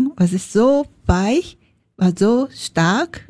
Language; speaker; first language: German; non-native, learner; Japanese